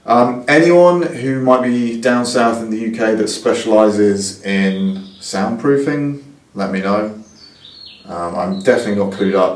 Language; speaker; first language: English; native; English